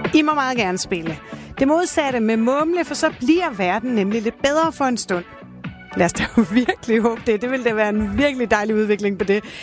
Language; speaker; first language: Danish; native; Danish